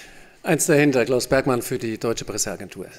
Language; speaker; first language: German; native; German